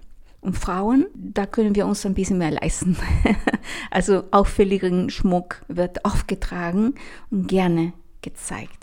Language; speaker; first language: German; non-native, fluent; Spanish